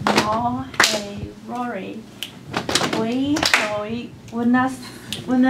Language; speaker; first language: Cantonese; non-native, learner; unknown